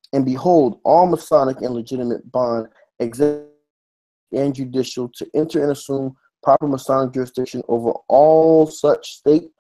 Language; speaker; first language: English; native; English